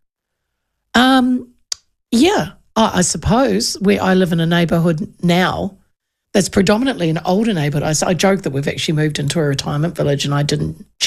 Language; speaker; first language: English; native; English